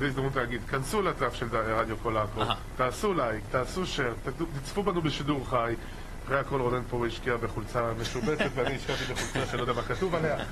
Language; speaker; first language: Hebrew; native; Hebrew